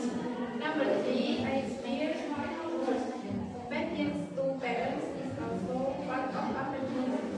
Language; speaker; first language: English; non-native, learner; Indonesian